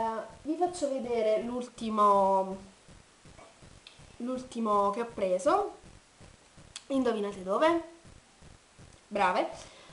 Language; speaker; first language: Italian; native; Italian